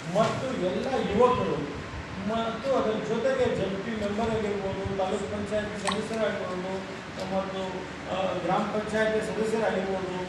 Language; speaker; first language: Kannada; non-native, local second language; Lambadi